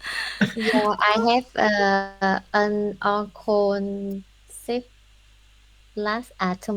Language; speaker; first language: English; non-native, learner; Vietnamese